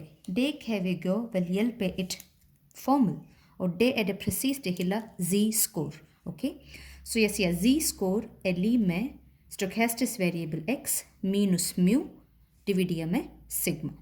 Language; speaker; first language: Danish; non-native, fluent; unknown